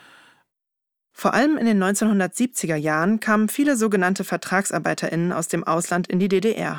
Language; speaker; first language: German; native; German